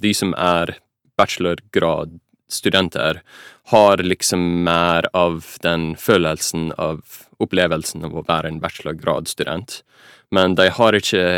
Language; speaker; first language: Norwegian; non-native, fluent; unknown